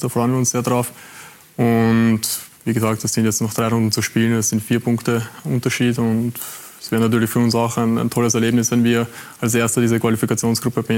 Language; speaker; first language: German; native; German